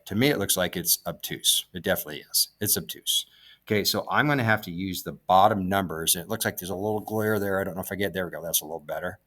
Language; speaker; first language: English; native; English